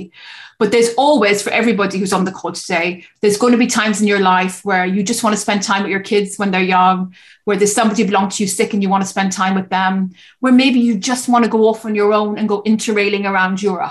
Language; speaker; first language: English; native; English